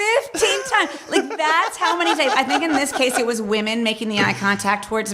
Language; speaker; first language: English; native; English